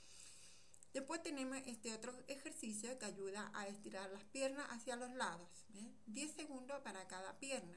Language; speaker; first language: Spanish; native; Spanish